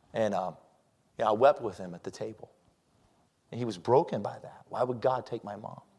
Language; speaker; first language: English; native; English